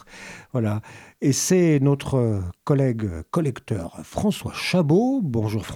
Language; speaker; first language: French; native; French